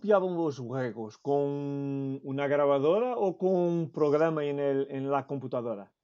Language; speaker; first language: Spanish; non-native, fluent; Portuguese